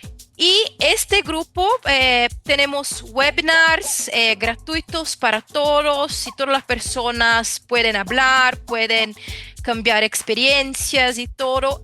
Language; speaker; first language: Spanish; non-native, fluent; Portuguese